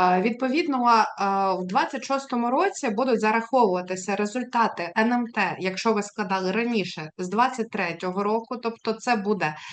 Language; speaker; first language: Ukrainian; native; Ukrainian